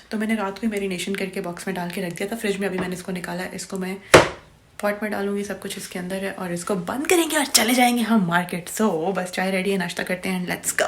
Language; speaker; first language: Urdu; native; Urdu